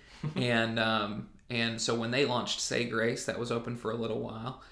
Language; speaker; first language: English; native; English